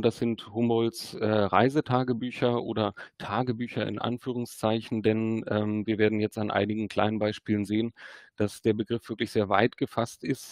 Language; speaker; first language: German; native; German